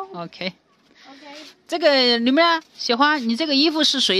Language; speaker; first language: Chinese; native; Chinese